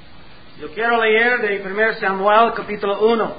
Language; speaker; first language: Spanish; non-native, learner; English